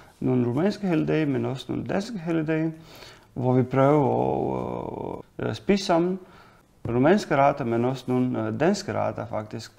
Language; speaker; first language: Danish; non-native, fluent; Romanian